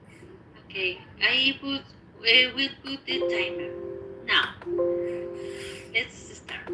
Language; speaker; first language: English; non-native, learner; Spanish